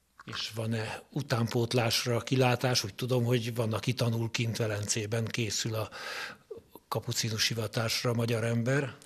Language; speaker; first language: Hungarian; native; Hungarian